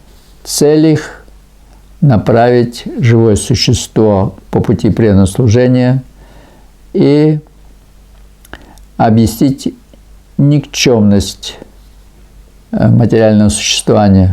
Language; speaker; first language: Russian; native; Russian